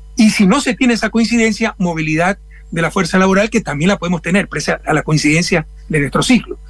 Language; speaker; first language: Spanish; native; Spanish